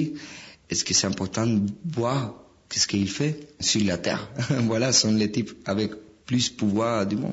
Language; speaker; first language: French; non-native, fluent; Spanish